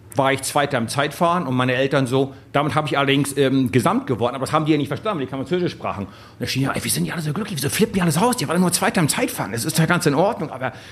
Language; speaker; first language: German; native; German